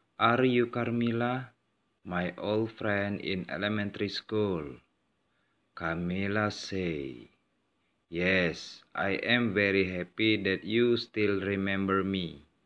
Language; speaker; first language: English; non-native, learner; Indonesian